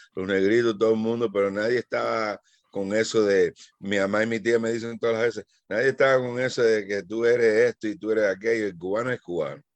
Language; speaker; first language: Spanish; early bilingual, other home language; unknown